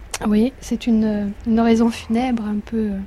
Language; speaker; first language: French; native; French